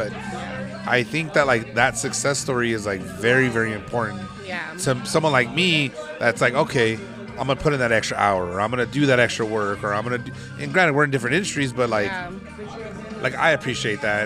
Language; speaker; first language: English; native; English